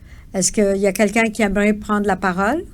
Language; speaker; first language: French; native; French